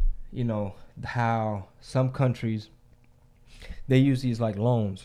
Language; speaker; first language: English; early bilingual, other home language; Spanish